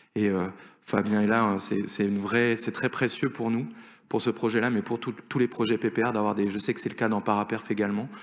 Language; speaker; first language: French; native; French